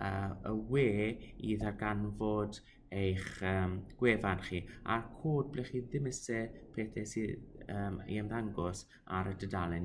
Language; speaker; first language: Welsh; non-native, local second language; English